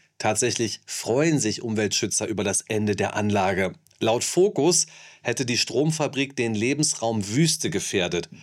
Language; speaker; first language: German; native; German